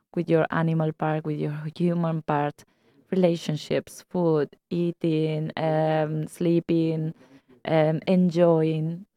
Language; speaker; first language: English; non-native, fluent; Spanish